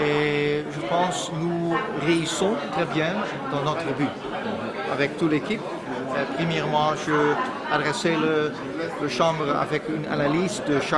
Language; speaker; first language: French; non-native, fluent; Dutch